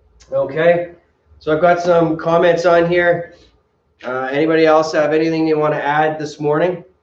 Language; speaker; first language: English; native; English